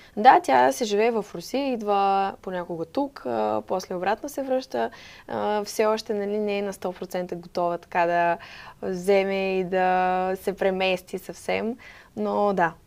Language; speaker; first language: Bulgarian; non-native, fluent; Russian